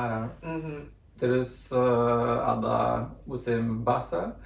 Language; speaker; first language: Indonesian; non-native, fluent; Norwegian